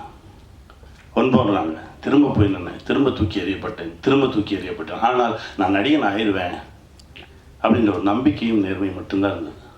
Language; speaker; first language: Tamil; native; Tamil